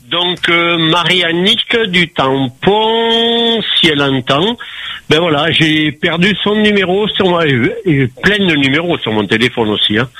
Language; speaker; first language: French; native; French